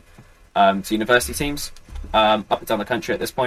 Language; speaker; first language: English; native; English